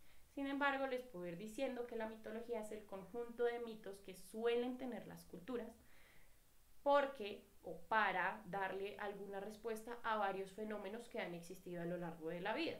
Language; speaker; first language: Spanish; native; Spanish